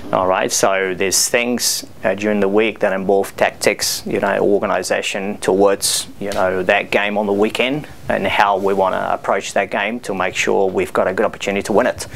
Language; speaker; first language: English; non-native, fluent; Spanish